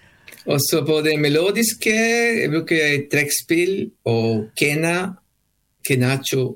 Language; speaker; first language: Norwegian; non-native, learner; Spanish